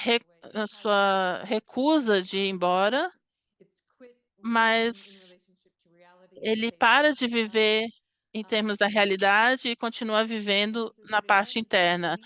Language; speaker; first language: Portuguese; non-native, fluent; English